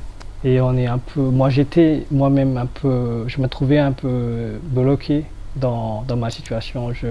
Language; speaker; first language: French; non-native, fluent; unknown